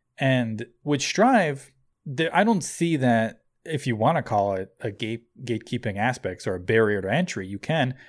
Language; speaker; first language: English; native; English